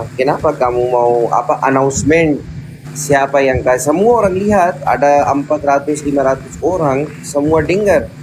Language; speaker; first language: Indonesian; non-native, learner; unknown